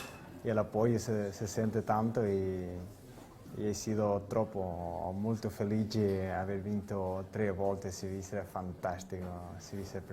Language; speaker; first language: Italian; non-native, learner; Portuguese